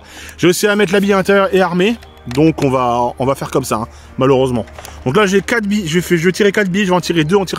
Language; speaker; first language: French; native; French